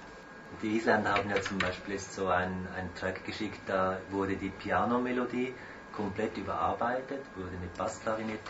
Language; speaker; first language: German; native; German